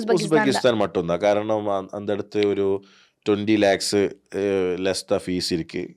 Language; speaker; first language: Tamil; non-native, learner; Malayalam